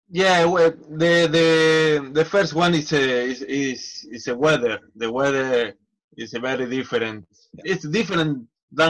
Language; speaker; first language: English; non-native, learner; Spanish